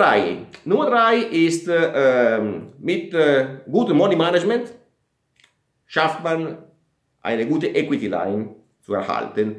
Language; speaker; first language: German; non-native, fluent; Italian